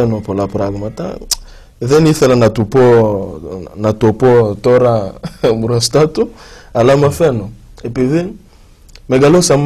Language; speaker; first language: Greek; non-native, fluent; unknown